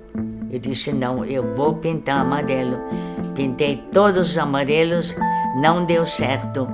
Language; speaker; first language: Portuguese; early bilingual, other home language; German